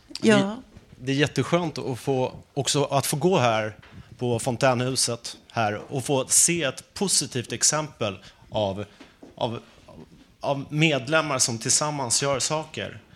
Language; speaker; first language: Swedish; native; Swedish